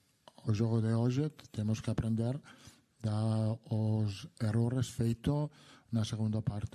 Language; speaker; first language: Portuguese; non-native, learner; Italian